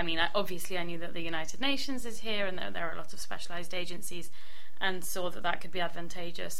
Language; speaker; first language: English; native; English